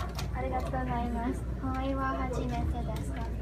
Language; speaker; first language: Japanese; non-native, learner; English